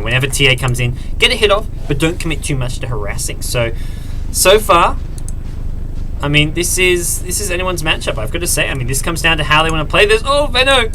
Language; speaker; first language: English; native; English